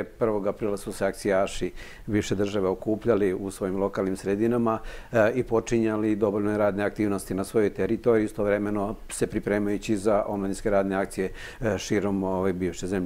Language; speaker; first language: Serbian; native; Serbian